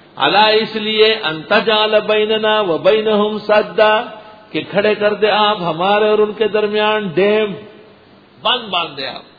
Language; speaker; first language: Urdu; non-native, local second language; Pashto